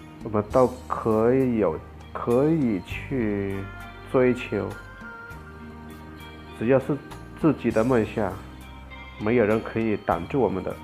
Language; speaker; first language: Chinese; non-native, fluent; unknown